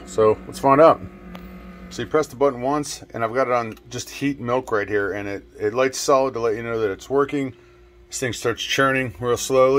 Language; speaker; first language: English; native; English